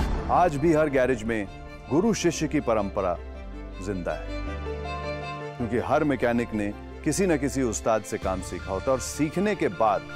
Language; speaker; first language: Hindi; native; Hindi